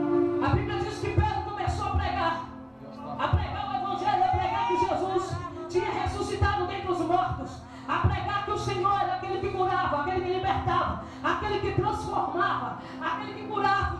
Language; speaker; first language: Portuguese; native; Portuguese